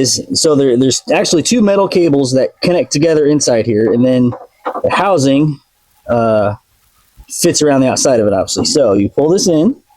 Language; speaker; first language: English; native; English